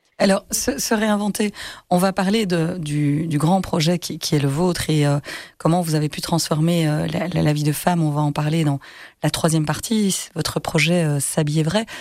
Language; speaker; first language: French; native; French